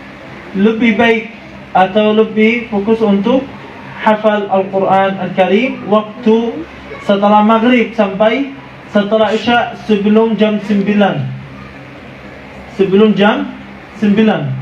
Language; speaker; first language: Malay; non-native, fluent; Arabic